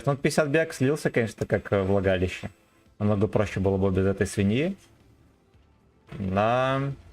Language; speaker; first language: Russian; native; Russian